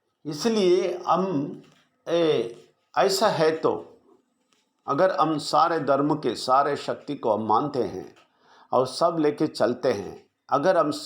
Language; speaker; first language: Hindi; non-native, local second language; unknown